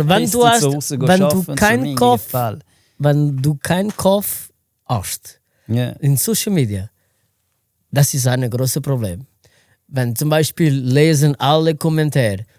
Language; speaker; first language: German; non-native, learner; Portuguese